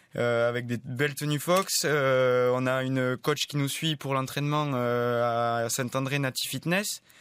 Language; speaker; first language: French; native; French